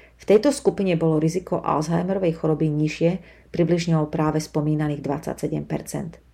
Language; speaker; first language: Slovak; native; Slovak